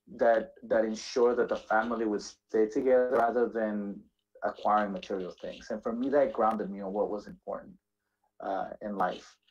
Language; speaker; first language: English; native; English